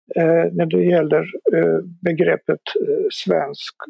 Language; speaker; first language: Swedish; non-native, fluent; Polish